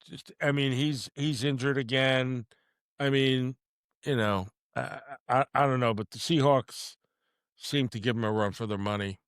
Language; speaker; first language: English; native; English